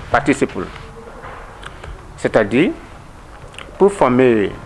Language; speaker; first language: French; non-native, learner; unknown